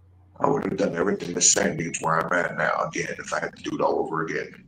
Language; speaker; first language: English; native; English